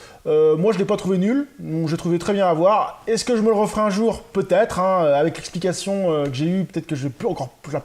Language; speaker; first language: French; native; French